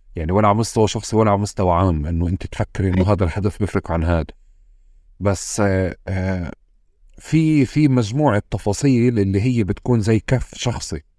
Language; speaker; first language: Arabic; native; Arabic